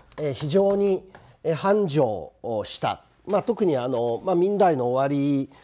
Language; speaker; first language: Japanese; native; Japanese